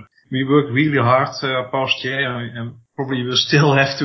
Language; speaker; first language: English; non-native, fluent; Dutch